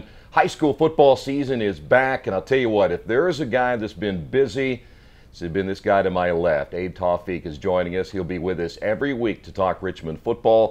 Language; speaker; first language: English; native; English